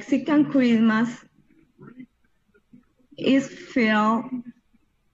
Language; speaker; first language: English; non-native, learner; Spanish